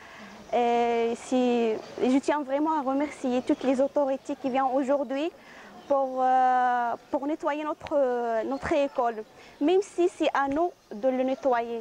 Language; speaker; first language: French; non-native, local second language; Arabic